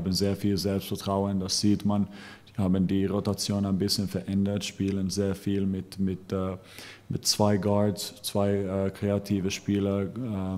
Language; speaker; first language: German; non-native, fluent; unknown